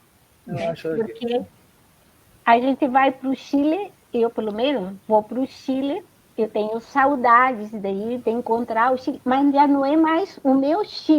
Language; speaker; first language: Portuguese; non-native, fluent; Spanish